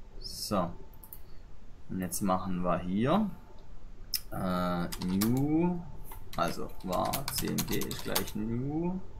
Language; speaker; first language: German; native; German